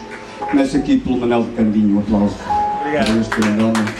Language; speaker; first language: Portuguese; native; Portuguese